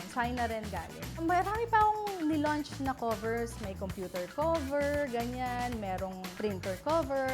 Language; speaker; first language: Filipino; native; Filipino